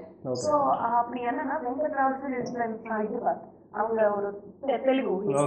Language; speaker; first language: Tamil; non-native, learner; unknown